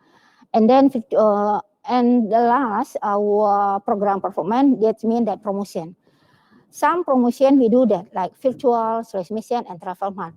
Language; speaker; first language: English; non-native, learner; Indonesian